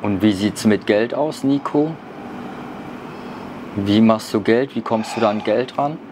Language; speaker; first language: German; native; German